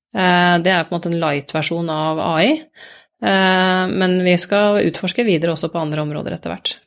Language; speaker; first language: Norwegian; native; Norwegian